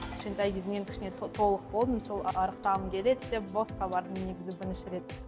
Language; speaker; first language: Kazakh; non-native, local second language; Russian